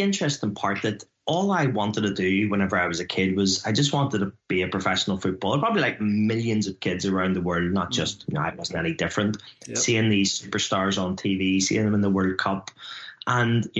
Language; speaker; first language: English; native; English